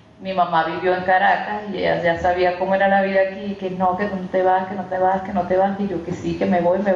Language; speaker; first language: Spanish; native; Spanish